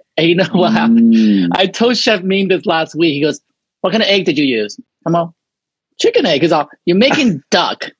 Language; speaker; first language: English; non-native, fluent; Chinese